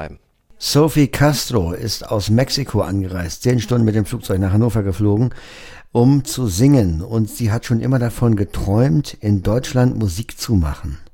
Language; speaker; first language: German; native; German